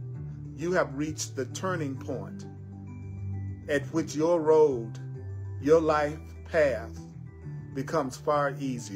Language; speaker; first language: English; native; English